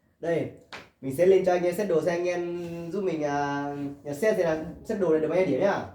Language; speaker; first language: Vietnamese; non-native, local second language; Hmong